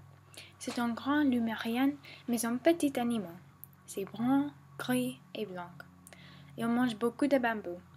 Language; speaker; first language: French; non-native, learner; English